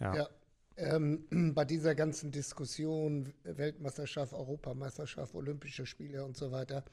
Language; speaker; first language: German; native; German